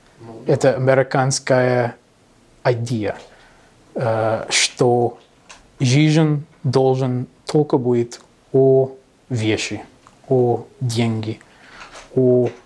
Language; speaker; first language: Russian; non-native, learner; English